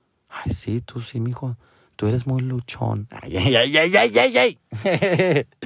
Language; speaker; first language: Spanish; early bilingual, heritage; Spanish